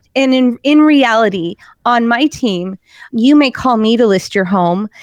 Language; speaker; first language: English; native; English